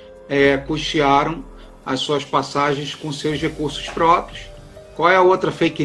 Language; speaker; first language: Portuguese; native; Portuguese